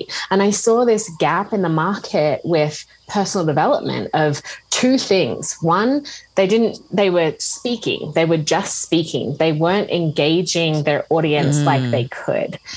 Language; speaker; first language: English; native; English